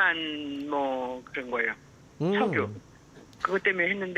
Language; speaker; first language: Korean; native; Korean